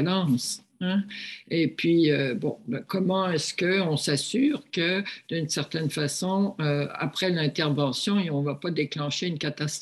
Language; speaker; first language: French; native; French